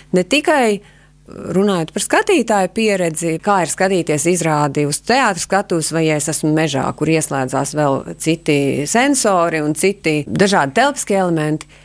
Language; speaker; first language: Latvian; native; Latvian